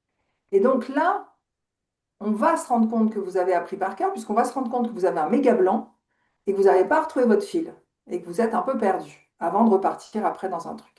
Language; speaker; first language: French; native; French